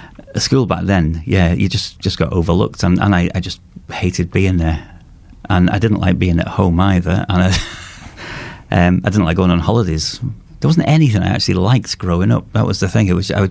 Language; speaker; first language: English; native; English